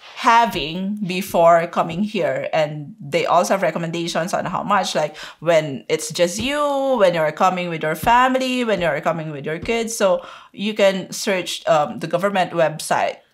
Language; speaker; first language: English; non-native, local second language; Filipino